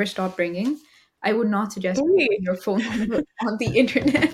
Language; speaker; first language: English; non-native, local second language; Hindi